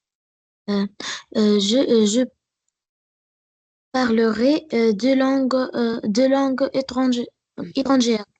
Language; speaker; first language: French; non-native, learner; Arabic